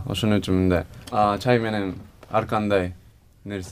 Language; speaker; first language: Kyrgyz; non-native, fluent; Japanese